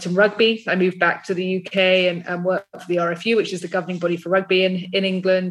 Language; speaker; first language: English; native; English